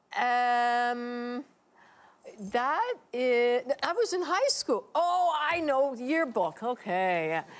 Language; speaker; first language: English; native; English